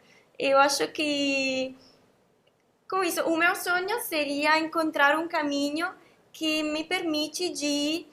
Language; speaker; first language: Portuguese; non-native, fluent; Italian